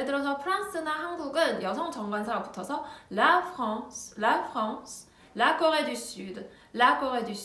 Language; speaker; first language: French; non-native, fluent; Korean